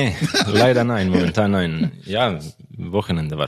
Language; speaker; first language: German; non-native, learner; Croatian